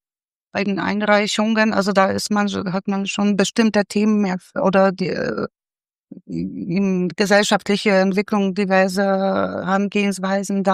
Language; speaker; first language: German; non-native, fluent; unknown